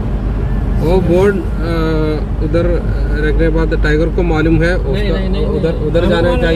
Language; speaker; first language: Hindi; non-native, local second language; Malayalam